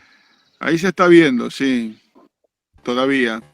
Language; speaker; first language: Spanish; native; Spanish